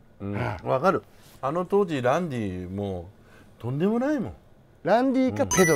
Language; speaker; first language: Japanese; native; Japanese